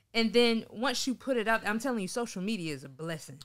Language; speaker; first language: English; native; English